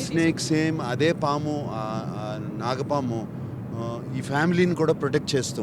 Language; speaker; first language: Telugu; native; Telugu